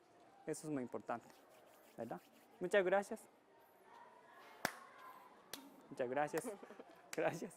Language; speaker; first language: Spanish; non-native, learner; Japanese